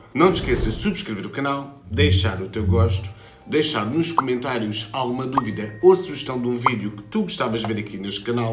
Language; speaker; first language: Portuguese; native; Portuguese